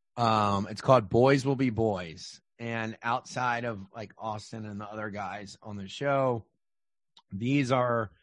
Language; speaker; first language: English; native; English